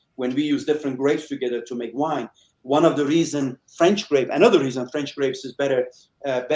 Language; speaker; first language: English; early bilingual, other home language; Persian